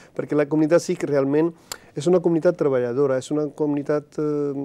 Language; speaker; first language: Catalan; non-native, fluent; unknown